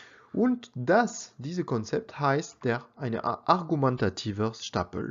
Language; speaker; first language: German; non-native, learner; French